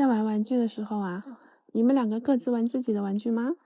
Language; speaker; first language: Chinese; native; Chinese